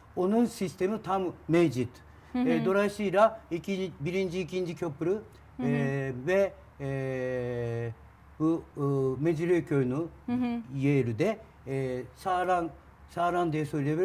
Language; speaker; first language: Turkish; non-native, learner; Japanese